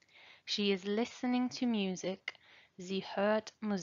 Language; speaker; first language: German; non-native, fluent; English